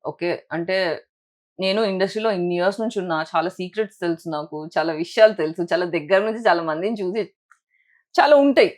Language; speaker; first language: Telugu; native; Telugu